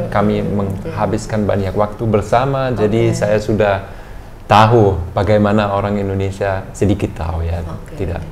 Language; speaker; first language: Indonesian; non-native, fluent; German